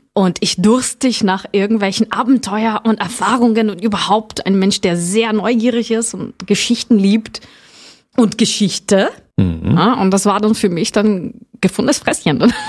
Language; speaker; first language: German; non-native, fluent; Portuguese